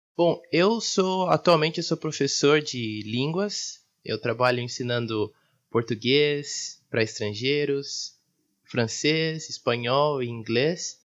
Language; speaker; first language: Portuguese; native; Portuguese